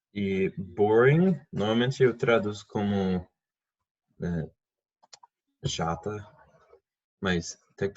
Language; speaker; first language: Portuguese; non-native, fluent; English